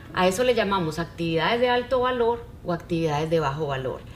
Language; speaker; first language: Spanish; native; Spanish